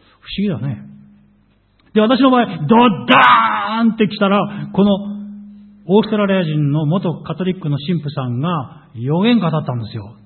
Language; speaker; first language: Japanese; native; Japanese